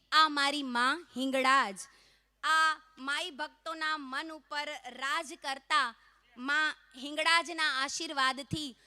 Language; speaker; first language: Gujarati; non-native, local second language; Kachhi